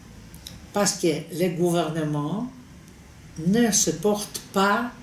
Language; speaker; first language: French; non-native, fluent; Greek